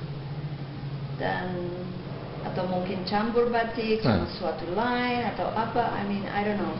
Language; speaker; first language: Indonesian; non-native, fluent; English